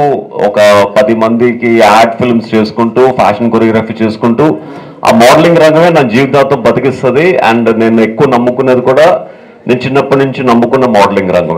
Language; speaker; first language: Telugu; native; Telugu